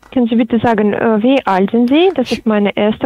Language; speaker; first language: German; non-native, learner; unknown